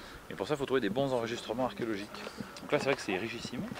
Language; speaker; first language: French; native; French